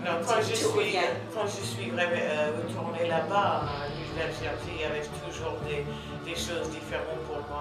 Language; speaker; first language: French; non-native, fluent; English